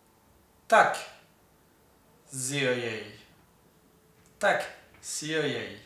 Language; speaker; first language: Norwegian; non-native, learner; French